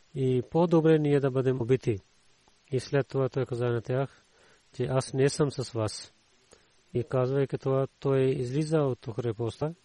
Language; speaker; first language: Bulgarian; non-native, learner; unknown